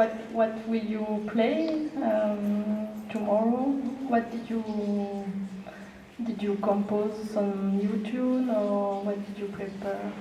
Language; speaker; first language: English; non-native, learner; French